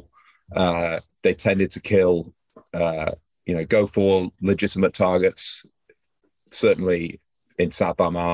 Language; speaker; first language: English; native; English